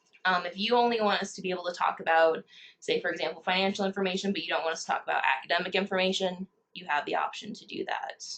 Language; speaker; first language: English; native; English